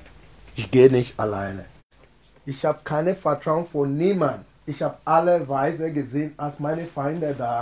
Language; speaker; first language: German; non-native, learner; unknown